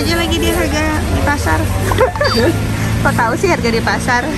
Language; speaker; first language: Indonesian; native; Indonesian